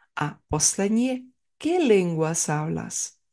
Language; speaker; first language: Spanish; non-native, fluent; Czech